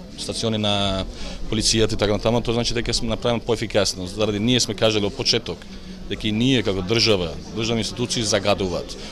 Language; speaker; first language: Macedonian; non-native, local second language; Albanian